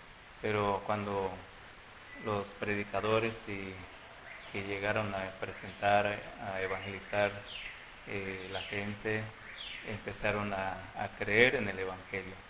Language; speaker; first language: Spanish; non-native, local second language; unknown